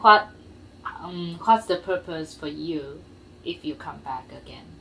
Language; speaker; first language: English; non-native, learner; Japanese